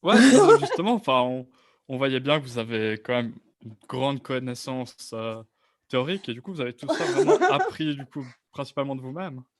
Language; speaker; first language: French; native; French